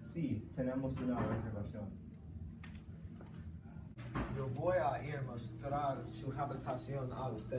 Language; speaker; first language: Spanish; non-native, learner; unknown